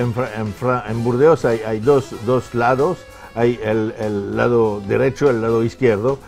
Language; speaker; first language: Spanish; non-native, fluent; French